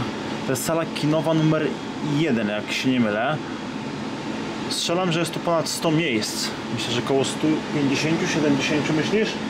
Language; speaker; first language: Polish; native; Polish